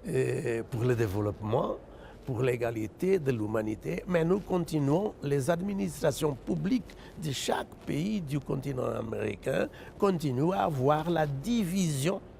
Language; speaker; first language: French; non-native, fluent; Portuguese